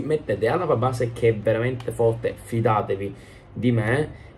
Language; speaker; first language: Italian; native; Italian